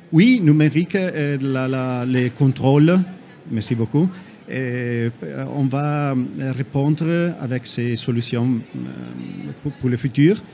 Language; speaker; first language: French; non-native, fluent; Italian